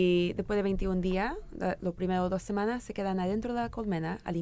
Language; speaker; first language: Spanish; early bilingual, heritage; English